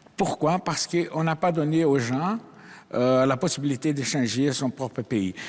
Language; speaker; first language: French; non-native, fluent; Portuguese